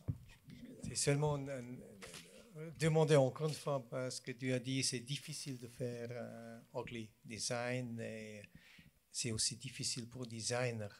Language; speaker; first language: French; non-native, fluent; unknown